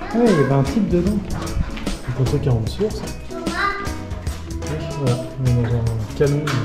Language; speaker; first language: French; native; French